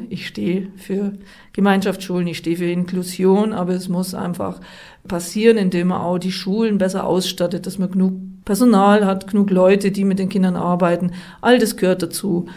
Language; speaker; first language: German; native; German